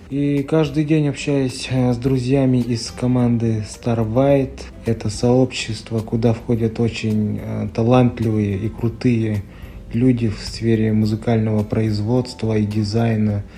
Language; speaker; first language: Russian; non-native, local second language; Yakut